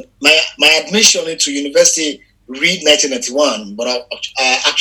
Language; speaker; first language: English; non-native, local second language; Yoruba